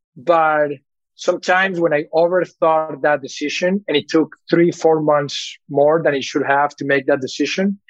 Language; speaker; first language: English; early bilingual, other home language; Spanish